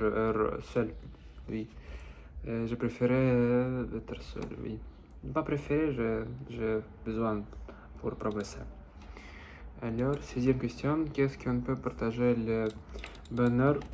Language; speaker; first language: French; non-native, learner; Russian